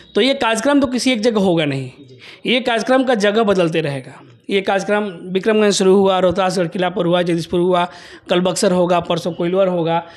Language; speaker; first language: Hindi; native; Hindi